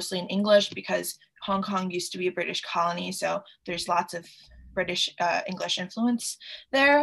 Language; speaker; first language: English; early bilingual, other home language; Chinese